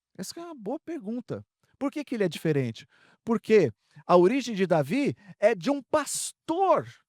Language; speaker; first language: Portuguese; native; Portuguese